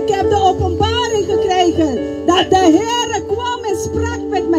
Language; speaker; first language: Dutch; non-native, local second language; Papiamento